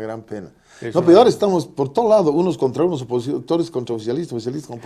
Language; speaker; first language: Spanish; native; Spanish